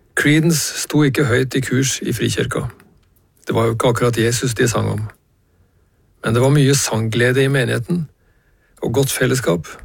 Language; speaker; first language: Norwegian; native; Norwegian